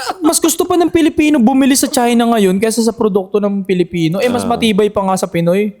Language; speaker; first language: Filipino; native; Filipino